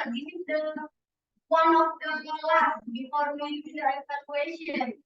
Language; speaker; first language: English; non-native, fluent; Indonesian